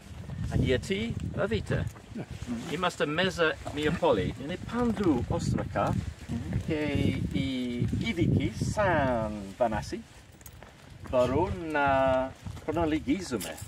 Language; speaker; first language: Greek; non-native, learner; English